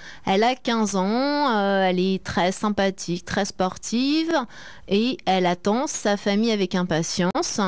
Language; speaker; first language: French; native; French